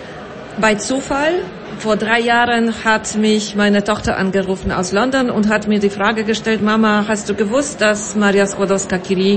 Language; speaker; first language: German; non-native, fluent; Polish